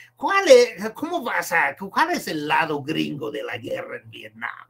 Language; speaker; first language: Spanish; non-native, fluent; English